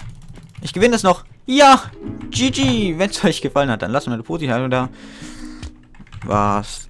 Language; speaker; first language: German; native; German